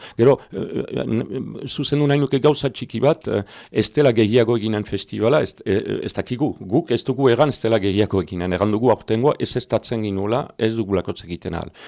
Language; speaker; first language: Basque; native; Basque